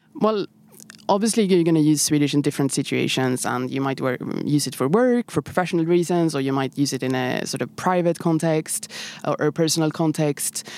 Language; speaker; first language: English; non-native, fluent; Swedish